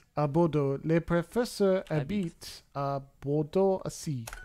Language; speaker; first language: French; non-native, learner; English